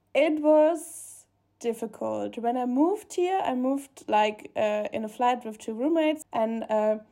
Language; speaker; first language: English; non-native, learner; German